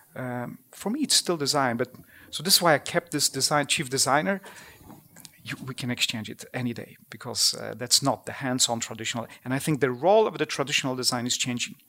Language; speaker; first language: English; non-native, fluent; Polish